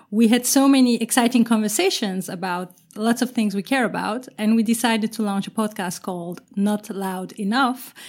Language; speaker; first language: English; non-native, fluent; Turkish